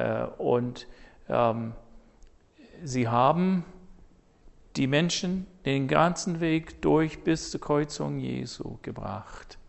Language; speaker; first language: German; non-native, fluent; English